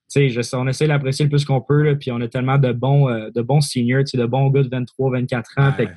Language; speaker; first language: French; native; French